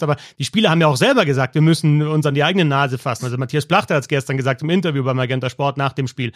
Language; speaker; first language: German; native; German